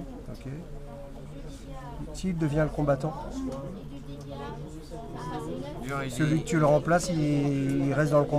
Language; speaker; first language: French; native; French